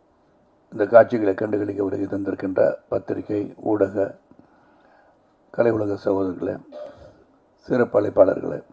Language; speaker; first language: Tamil; native; Tamil